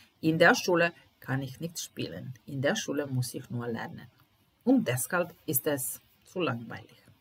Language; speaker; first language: German; non-native, fluent; Italian